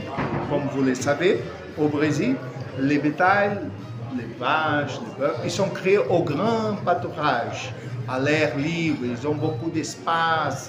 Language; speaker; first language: French; non-native, fluent; Portuguese